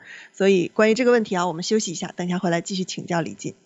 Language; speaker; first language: Chinese; native; Chinese